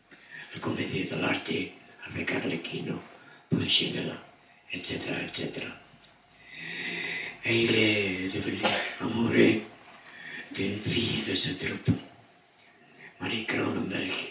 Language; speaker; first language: French; non-native, fluent; Dutch